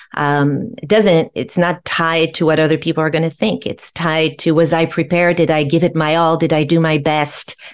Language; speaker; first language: English; non-native, fluent; French